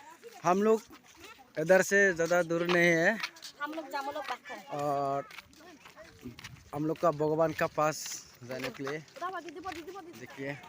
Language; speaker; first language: Hindi; non-native, local second language; Chakma